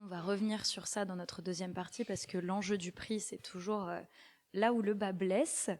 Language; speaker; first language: French; native; French